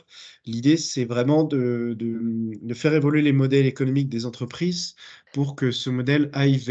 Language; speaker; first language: French; native; French